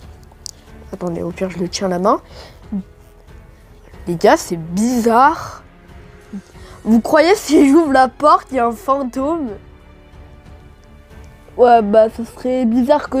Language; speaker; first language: French; native; French